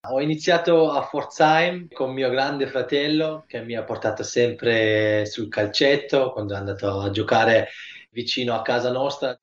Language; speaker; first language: Italian; early bilingual, heritage; Italian